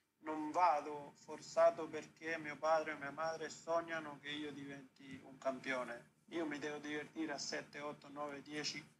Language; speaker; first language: Italian; non-native, fluent; Spanish